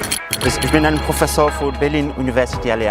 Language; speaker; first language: German; non-native, learner; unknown